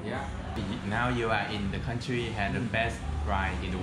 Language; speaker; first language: English; non-native, learner; Vietnamese